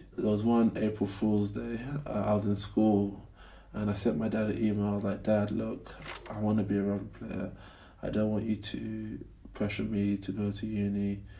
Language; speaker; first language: English; native; English